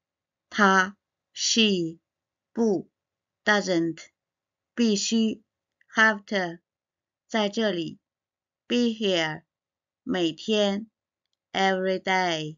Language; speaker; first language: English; non-native, fluent; Chinese